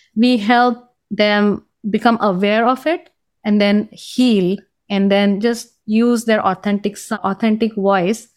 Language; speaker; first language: English; non-native, local second language; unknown